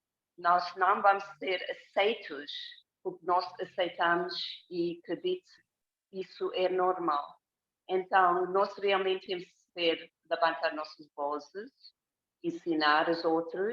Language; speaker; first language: Portuguese; non-native, fluent; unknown